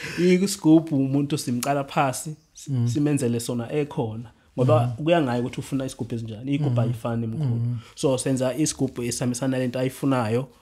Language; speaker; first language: Zulu; non-native, local second language; Swati